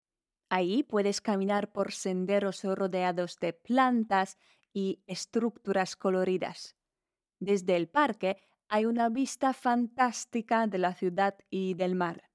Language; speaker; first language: Spanish; non-native, fluent; Polish